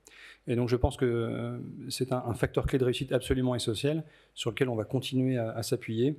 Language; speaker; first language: French; native; French